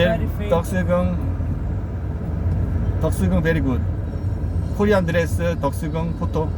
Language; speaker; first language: English; non-native, learner; Korean